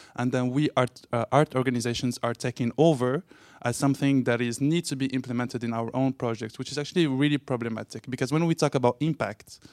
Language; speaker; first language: English; non-native, fluent; Arabic